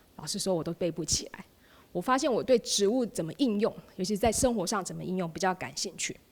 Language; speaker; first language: Chinese; native; Chinese